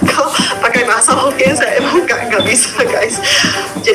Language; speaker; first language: Indonesian; non-native, fluent; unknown